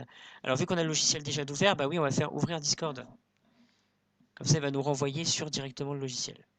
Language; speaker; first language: French; native; French